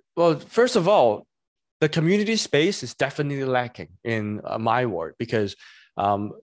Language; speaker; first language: English; non-native, local second language; Cantonese